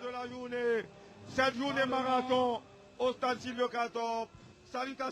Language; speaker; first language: French; non-native, local second language; Haitian Creole